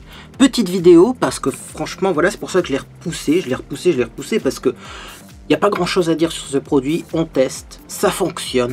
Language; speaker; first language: French; native; French